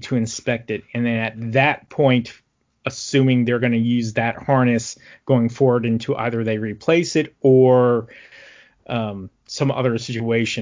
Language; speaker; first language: English; native; English